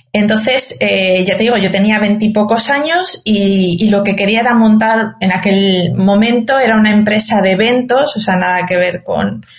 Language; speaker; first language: Spanish; native; Spanish